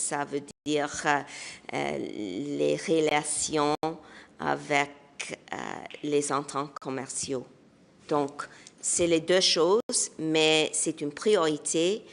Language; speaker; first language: French; non-native, fluent; English